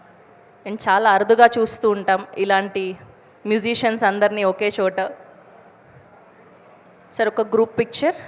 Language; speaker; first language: Telugu; native; Telugu